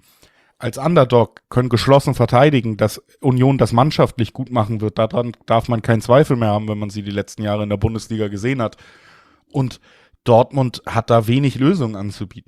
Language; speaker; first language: German; native; German